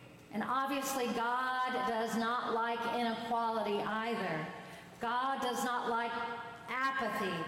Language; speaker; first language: English; native; English